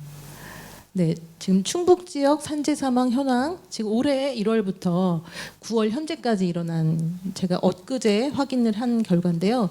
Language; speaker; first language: Korean; native; Korean